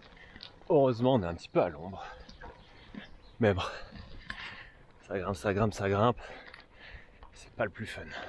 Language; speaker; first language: French; native; French